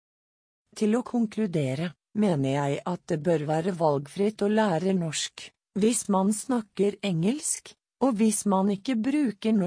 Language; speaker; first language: Norwegian; non-native, fluent; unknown